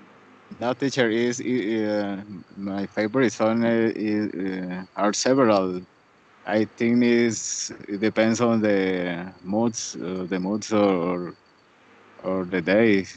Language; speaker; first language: English; non-native, learner; Spanish